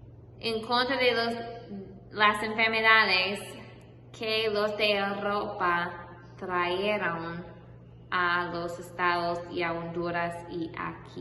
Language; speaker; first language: Spanish; non-native, fluent; English